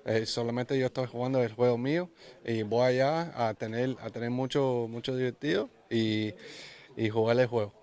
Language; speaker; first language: Spanish; early bilingual, other home language; English